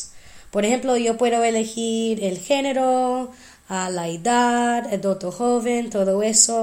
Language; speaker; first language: Spanish; non-native, fluent; English